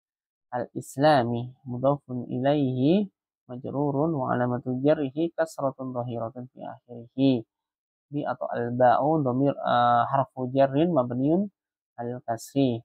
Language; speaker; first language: Arabic; non-native, fluent; Indonesian